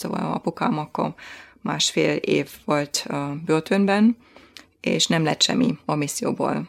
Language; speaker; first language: Hungarian; non-native, fluent; German